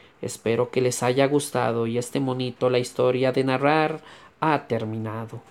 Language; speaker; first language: Spanish; native; Spanish